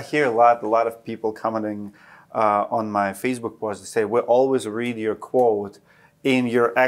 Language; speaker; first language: English; non-native, fluent; Russian